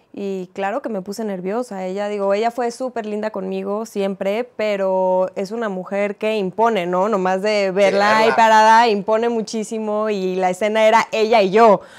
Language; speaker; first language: Spanish; native; Spanish